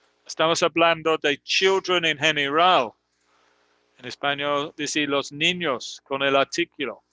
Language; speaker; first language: Spanish; non-native, fluent; English